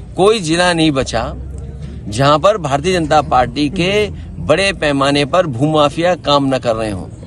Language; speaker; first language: Hindi; native; Hindi